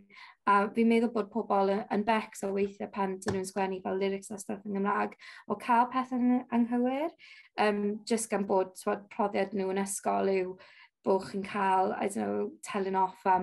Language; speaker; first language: Welsh; non-native, local second language; English